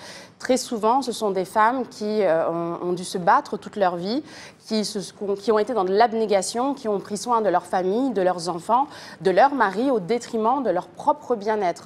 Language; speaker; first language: French; native; French